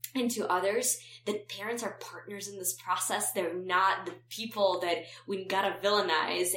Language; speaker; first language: English; non-native, fluent; Romanian